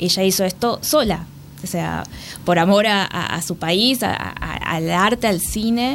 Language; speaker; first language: Spanish; native; Spanish